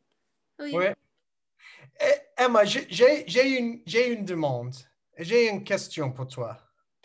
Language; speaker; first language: French; non-native, learner; English